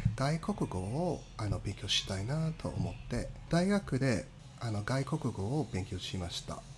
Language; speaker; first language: Japanese; non-native, fluent; English